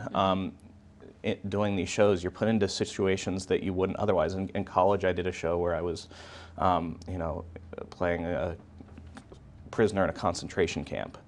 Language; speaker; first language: English; native; English